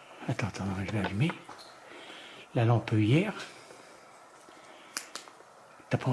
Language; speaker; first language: French; native; French